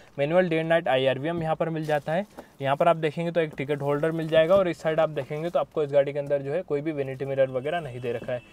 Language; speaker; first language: Hindi; native; Hindi